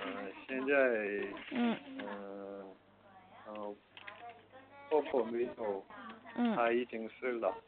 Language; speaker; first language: Chinese; non-native, learner; Korean